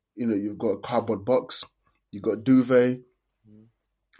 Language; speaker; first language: English; non-native, local second language; Yoruba